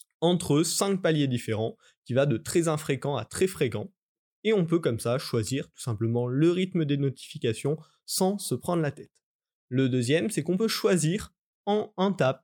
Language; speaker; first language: French; native; French